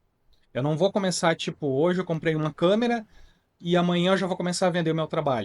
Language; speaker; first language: Portuguese; native; Portuguese